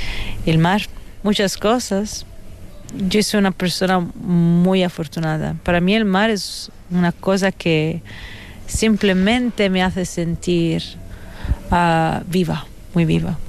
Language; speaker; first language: Spanish; non-native, fluent; Italian